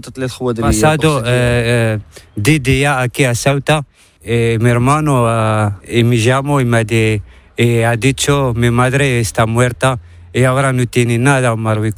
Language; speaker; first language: Spanish; non-native, learner; Arabic